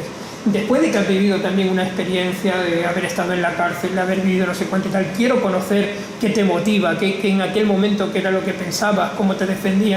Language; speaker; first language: Spanish; native; Spanish